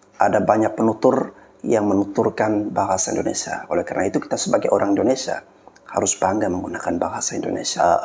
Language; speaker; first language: Indonesian; native; Indonesian